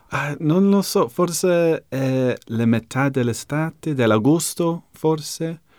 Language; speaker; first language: Italian; non-native, learner; English